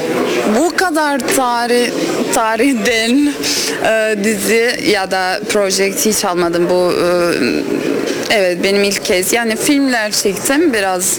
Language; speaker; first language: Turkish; non-native, learner; English